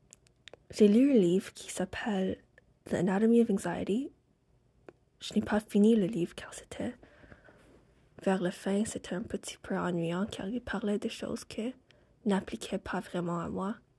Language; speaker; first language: French; non-native, fluent; English